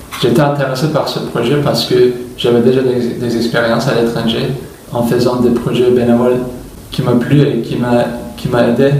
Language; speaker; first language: French; non-native, fluent; Turkish